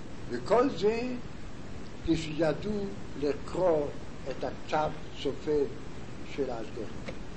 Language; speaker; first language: Hebrew; non-native, fluent; Yiddish